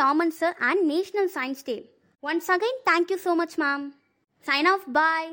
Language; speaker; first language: English; non-native, local second language; Tamil